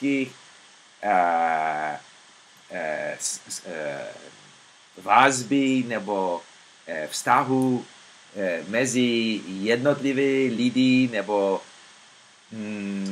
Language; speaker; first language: Czech; non-native, learner; English